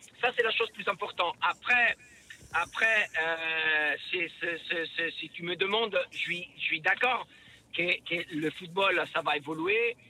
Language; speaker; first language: French; non-native, fluent; Italian